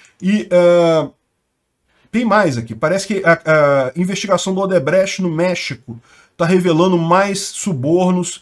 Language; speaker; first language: Portuguese; native; Portuguese